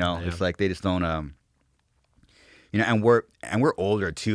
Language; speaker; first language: English; native; English